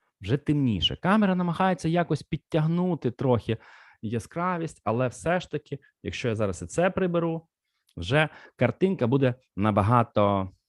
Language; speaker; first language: Ukrainian; non-native, local second language; Russian